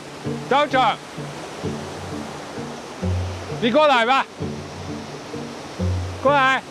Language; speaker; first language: Chinese; non-native, fluent; Dutch